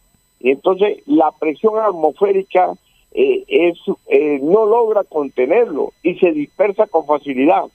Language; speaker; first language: Spanish; native; Spanish